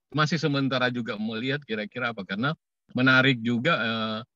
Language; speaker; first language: Indonesian; native; Indonesian